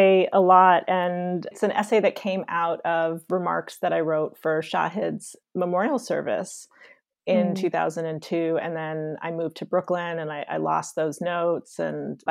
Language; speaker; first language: English; native; English